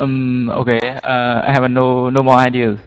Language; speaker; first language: English; non-native, learner; Vietnamese